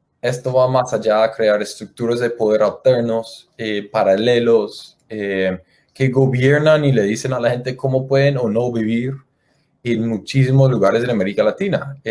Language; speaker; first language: Spanish; non-native, fluent; English